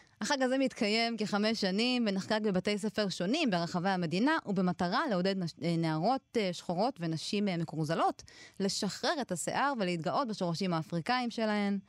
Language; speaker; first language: Hebrew; native; Hebrew